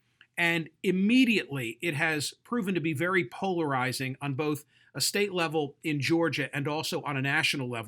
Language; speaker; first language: English; native; English